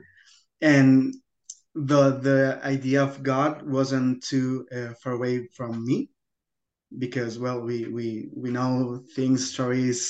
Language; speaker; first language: English; non-native, fluent; Spanish